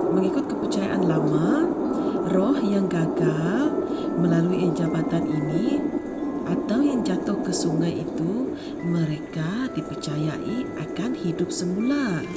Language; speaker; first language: Malay; non-native, local second language; Iban